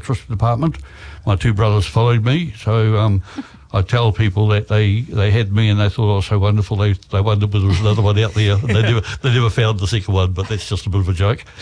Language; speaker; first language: English; native; English